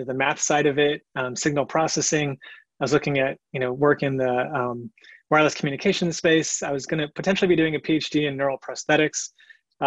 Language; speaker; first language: English; native; English